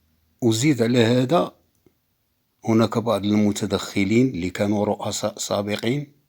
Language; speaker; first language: Arabic; native; Arabic